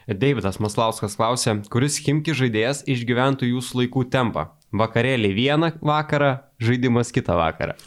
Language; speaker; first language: Lithuanian; native; Lithuanian